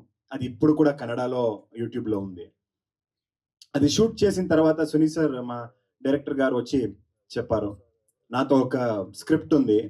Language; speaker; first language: Telugu; non-native, learner; Kannada